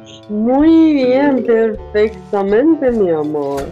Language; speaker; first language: Spanish; non-native, learner; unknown